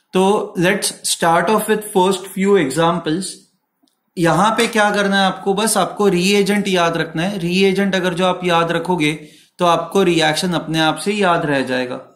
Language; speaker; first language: Hindi; non-native, local second language; Marathi